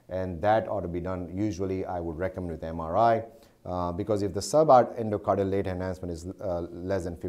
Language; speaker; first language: English; non-native, local second language; Gujarati